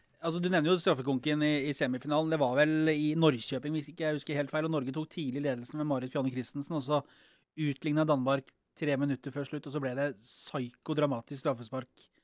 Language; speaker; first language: Norwegian; native; Norwegian